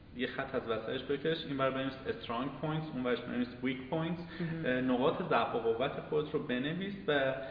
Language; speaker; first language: Persian; native; Persian